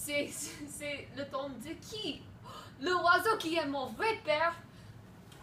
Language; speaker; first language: French; non-native, learner; English